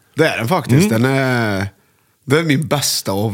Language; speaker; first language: Swedish; native; Swedish